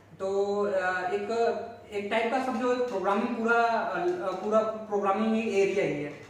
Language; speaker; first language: Hindi; native; Hindi